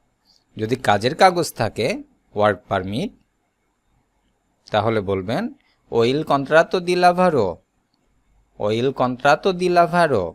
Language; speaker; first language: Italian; non-native, learner; Bangla